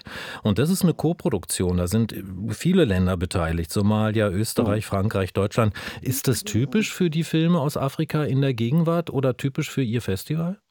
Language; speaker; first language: German; native; German